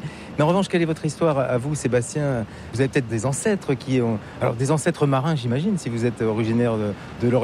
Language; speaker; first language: French; native; French